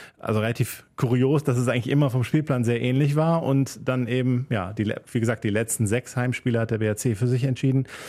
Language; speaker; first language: German; native; German